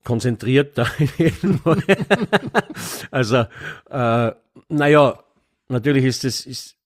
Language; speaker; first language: German; native; German